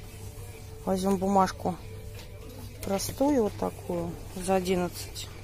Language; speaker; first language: Russian; native; Russian